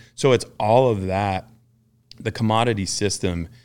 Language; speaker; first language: English; native; English